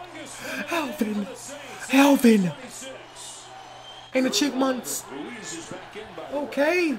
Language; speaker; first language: English; native; English